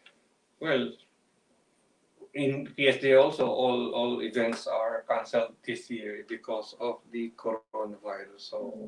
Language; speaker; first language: English; non-native, local second language; Filipino